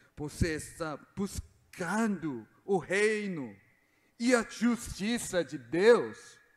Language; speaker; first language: Portuguese; non-native, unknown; Korean